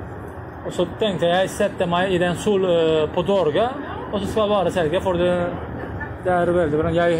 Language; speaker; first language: Swedish; non-native, learner; Turkish